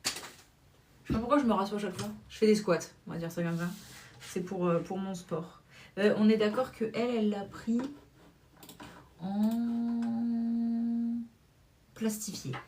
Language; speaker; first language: French; native; French